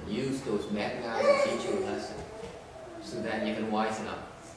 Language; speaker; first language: English; non-native, fluent; Vietnamese